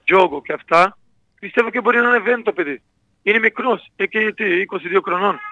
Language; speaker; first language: Greek; non-native, learner; Portuguese